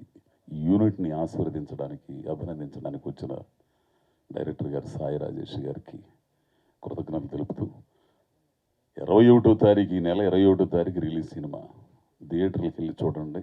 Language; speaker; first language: Telugu; native; Telugu